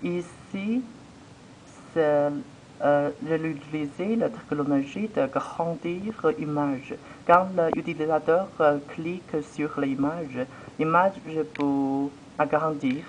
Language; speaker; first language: French; non-native, learner; Chinese